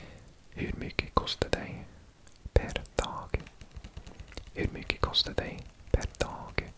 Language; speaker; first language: Swedish; non-native, learner; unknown